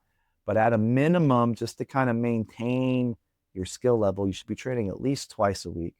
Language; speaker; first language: English; native; English